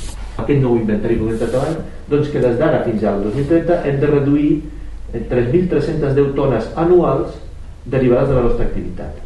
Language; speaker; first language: Catalan; native; Catalan